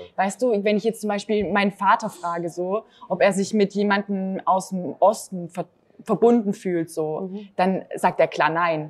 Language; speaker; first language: German; native; German